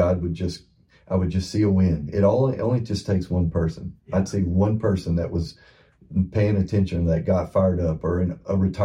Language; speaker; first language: English; native; English